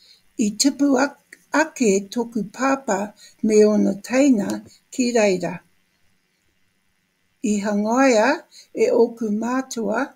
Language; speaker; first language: Māori; non-native, local second language; English